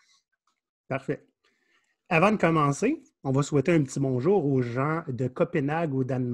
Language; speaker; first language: French; native; French